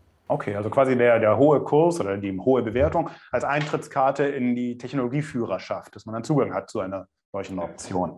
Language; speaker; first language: German; native; German